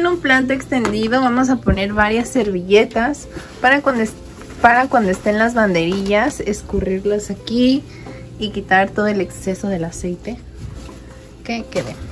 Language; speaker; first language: Spanish; native; Spanish